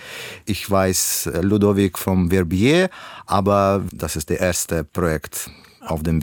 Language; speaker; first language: German; non-native, learner; Russian